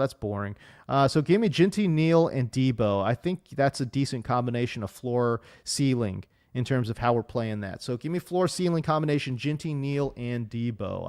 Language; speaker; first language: English; native; English